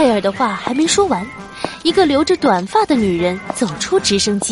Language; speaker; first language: Chinese; native; Chinese